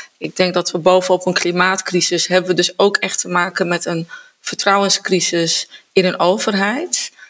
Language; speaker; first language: Dutch; native; Dutch